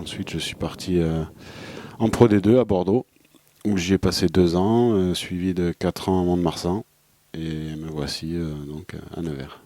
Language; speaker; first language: French; native; French